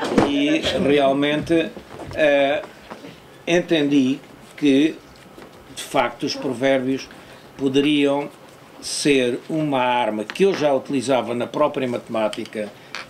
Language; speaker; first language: Portuguese; native; Portuguese